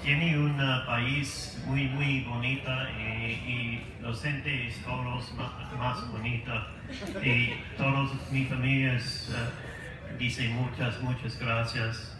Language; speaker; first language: Spanish; non-native, learner; English